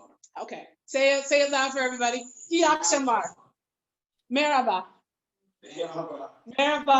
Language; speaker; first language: Turkish; non-native, learner; English